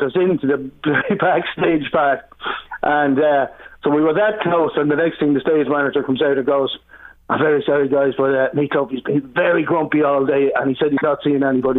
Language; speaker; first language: English; native; English